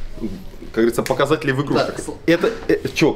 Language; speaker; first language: Russian; native; Russian